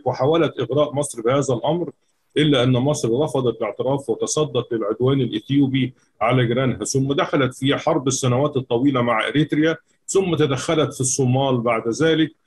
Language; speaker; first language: Arabic; native; Arabic